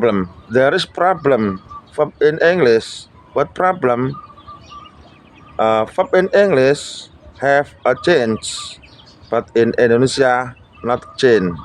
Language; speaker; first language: English; non-native, learner; Indonesian